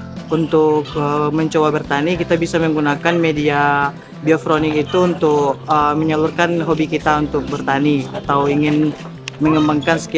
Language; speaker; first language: Indonesian; native; Indonesian